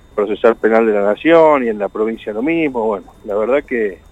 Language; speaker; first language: Spanish; native; Spanish